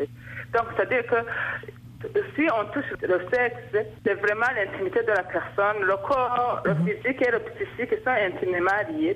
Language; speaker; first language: French; non-native, local second language; Rundi